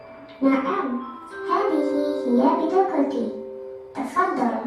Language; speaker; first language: Arabic; non-native, learner; Indonesian